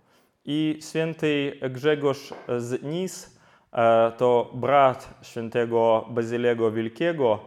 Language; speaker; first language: Polish; non-native, fluent; Ukrainian